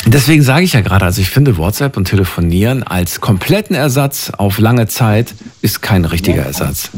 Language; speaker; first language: German; native; German